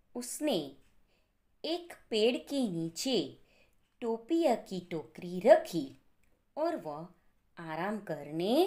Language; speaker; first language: Hindi; non-native, local second language; Gujarati